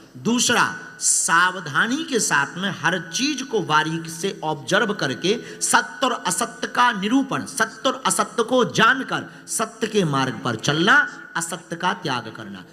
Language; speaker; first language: Hindi; native; Hindi